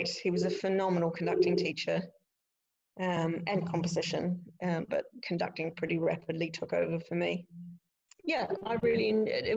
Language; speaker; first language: English; native; English